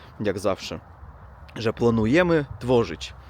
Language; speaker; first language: Polish; non-native, learner; Russian